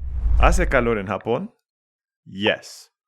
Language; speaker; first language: Spanish; non-native, learner; English